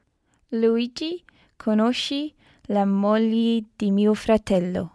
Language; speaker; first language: Italian; non-native, learner; English